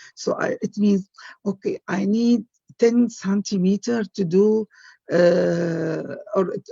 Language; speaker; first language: English; non-native, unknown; Arabic